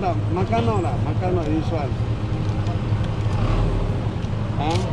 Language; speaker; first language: Filipino; non-native, learner; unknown